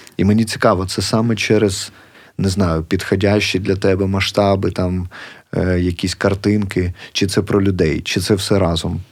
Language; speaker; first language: Ukrainian; native; Ukrainian